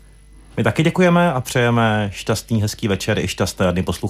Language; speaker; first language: Czech; native; Czech